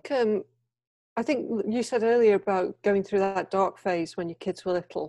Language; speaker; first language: English; native; English